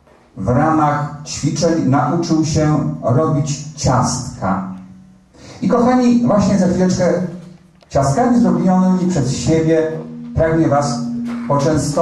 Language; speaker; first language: Polish; native; Polish